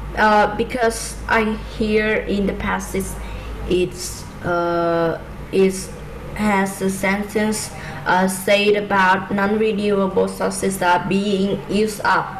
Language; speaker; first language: English; non-native, learner; Vietnamese